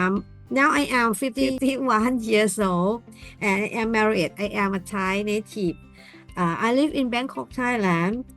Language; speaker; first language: English; non-native, learner; Thai